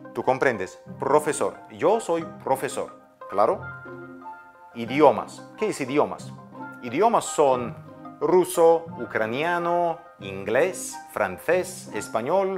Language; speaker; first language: Spanish; non-native, fluent; Ukrainian